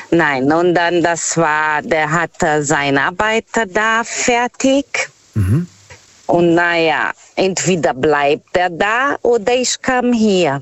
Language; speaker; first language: German; non-native, learner; Portuguese